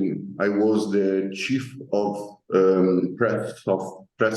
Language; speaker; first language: English; non-native, learner; Italian